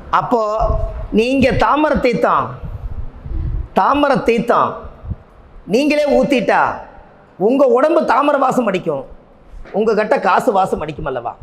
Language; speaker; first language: Tamil; native; Tamil